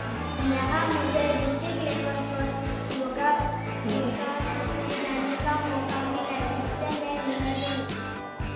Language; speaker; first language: Hindi; non-native, local second language; Gujarati